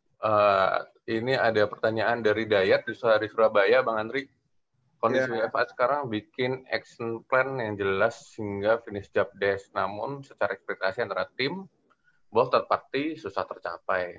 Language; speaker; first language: Indonesian; native; Indonesian